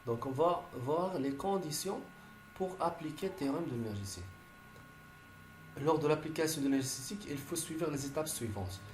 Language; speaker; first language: French; non-native, local second language; Arabic